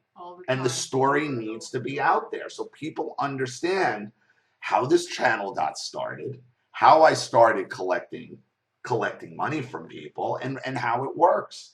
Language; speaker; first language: English; native; English